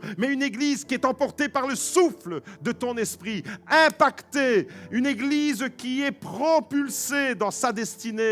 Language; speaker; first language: French; native; French